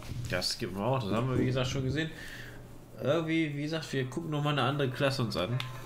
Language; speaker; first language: German; native; German